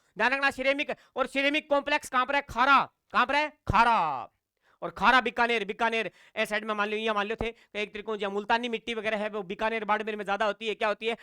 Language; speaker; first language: Hindi; native; Hindi